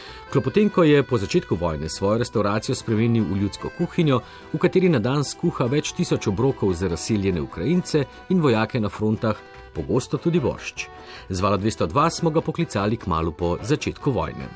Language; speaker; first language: Slovenian; native; Slovenian